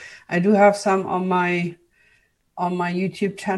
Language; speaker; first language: English; non-native, fluent; German